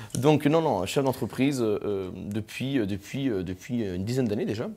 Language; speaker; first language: French; native; French